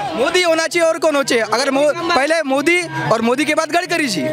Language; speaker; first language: Hindi; non-native, local second language; Marathi